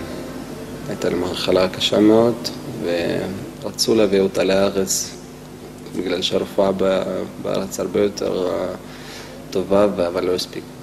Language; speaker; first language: Hebrew; non-native, fluent; Russian